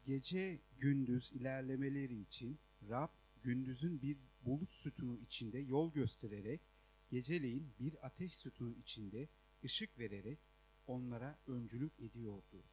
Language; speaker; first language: Turkish; native; Turkish